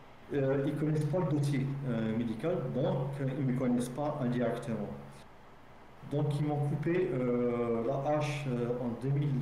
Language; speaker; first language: French; native; French